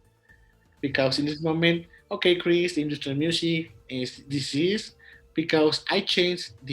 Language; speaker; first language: English; non-native, learner; Spanish